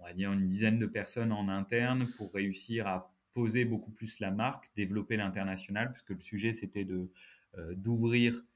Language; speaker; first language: French; native; French